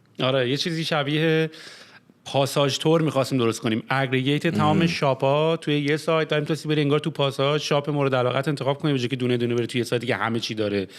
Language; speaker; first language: Persian; early bilingual, heritage; Persian